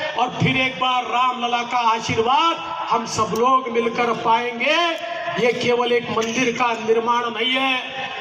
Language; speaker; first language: Hindi; non-native, local second language; Marathi